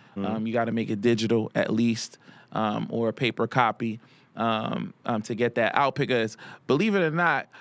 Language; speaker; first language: English; early bilingual, other home language; Haitian Creole